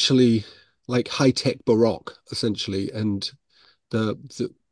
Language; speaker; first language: English; native; English